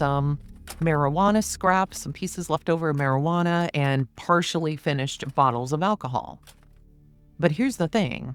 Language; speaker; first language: English; native; English